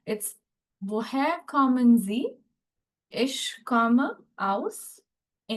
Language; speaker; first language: German; non-native, fluent; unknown